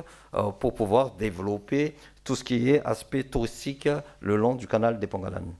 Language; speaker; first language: French; non-native, local second language; Malagasy